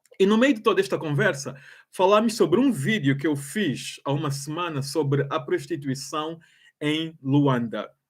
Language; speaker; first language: Portuguese; native; Portuguese